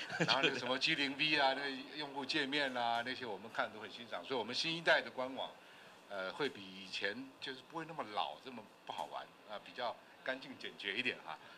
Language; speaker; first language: Chinese; native; Chinese